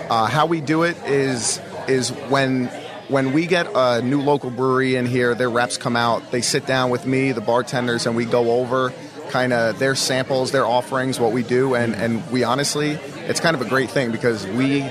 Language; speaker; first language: English; native; English